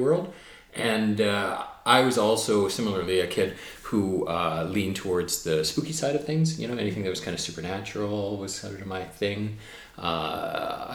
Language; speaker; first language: English; native; English